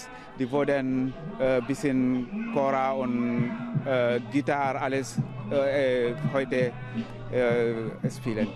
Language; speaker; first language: German; non-native, learner; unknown